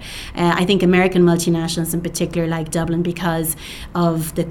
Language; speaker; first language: English; native; English